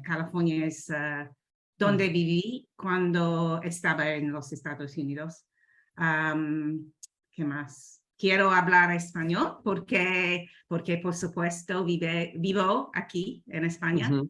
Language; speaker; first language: Spanish; non-native, learner; English